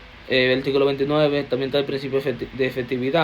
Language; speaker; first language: Spanish; native; Spanish